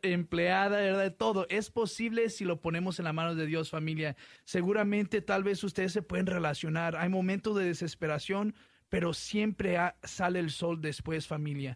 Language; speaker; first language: Spanish; early bilingual, heritage; Spanish